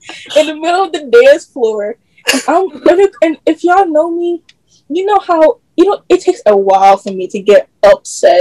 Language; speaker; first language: English; native; English